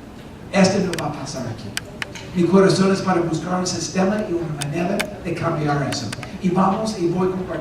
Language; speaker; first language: Spanish; non-native, fluent; English